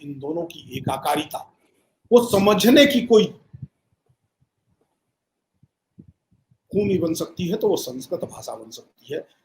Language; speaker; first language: Hindi; native; Hindi